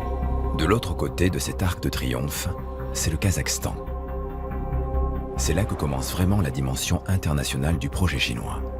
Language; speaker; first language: French; native; French